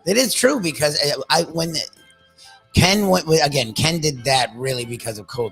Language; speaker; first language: English; native; English